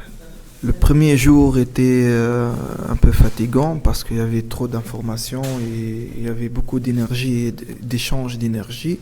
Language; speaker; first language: French; non-native, local second language; Arabic